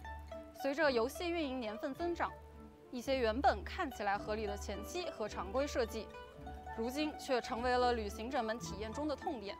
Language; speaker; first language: Chinese; native; Chinese